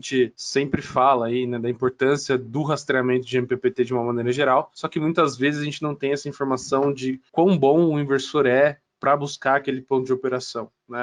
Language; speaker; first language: Portuguese; native; Portuguese